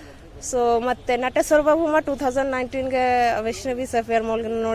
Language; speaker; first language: Kannada; non-native, local second language; Bangla